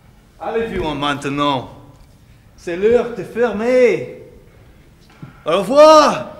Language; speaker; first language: French; non-native, learner; Finnish